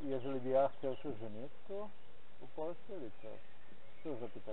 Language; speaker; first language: Polish; non-native, learner; Ukrainian